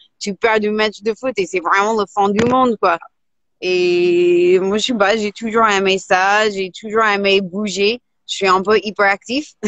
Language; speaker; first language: French; non-native, fluent; English